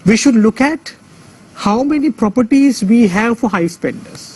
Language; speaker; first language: English; non-native, local second language; Sinhala